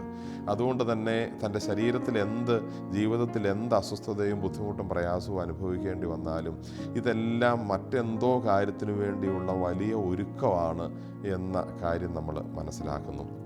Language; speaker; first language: Malayalam; native; Malayalam